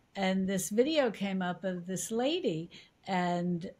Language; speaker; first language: English; native; English